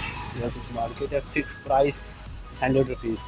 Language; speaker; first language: Hindi; native; Hindi